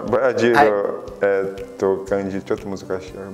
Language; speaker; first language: Japanese; non-native, learner; Portuguese